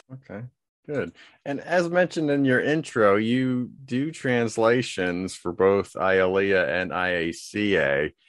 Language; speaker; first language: English; native; English